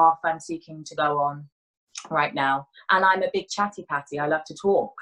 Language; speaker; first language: English; native; English